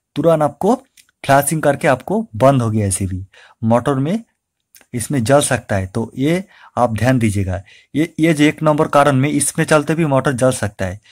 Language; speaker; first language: Hindi; non-native, local second language; Bangla